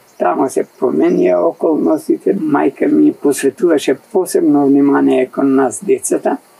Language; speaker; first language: Macedonian; native; Macedonian